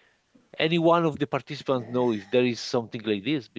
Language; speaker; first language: English; non-native, learner; Italian